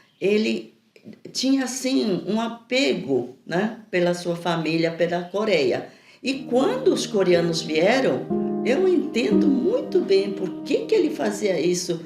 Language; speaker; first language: Portuguese; early bilingual, other home language; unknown